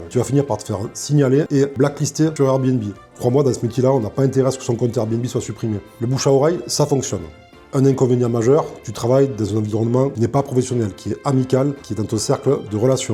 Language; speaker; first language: French; native; French